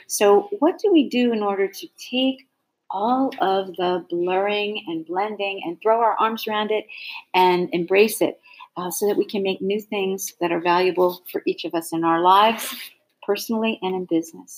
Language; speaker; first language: English; native; English